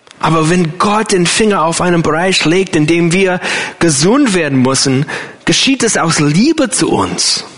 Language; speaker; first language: German; non-native, fluent; English